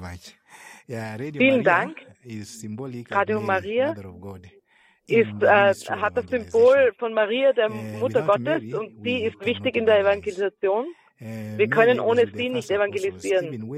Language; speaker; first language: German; non-native, fluent; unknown